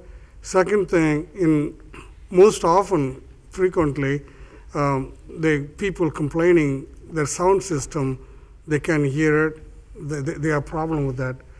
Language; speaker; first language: English; non-native, fluent; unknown